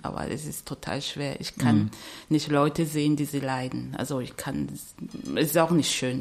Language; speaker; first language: German; non-native, fluent; French